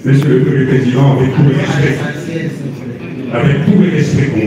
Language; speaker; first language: French; non-native, local second language; Lingala